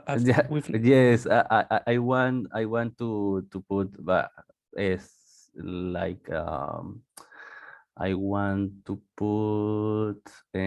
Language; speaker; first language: English; non-native, learner; Spanish